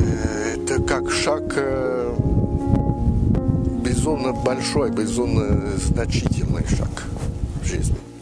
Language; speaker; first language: Russian; early bilingual, heritage; Russian